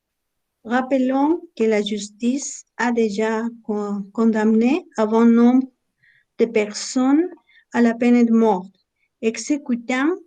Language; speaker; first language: French; non-native, learner; Spanish